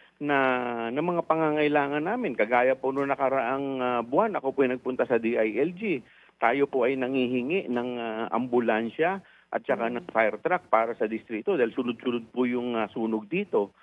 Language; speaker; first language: Filipino; native; Filipino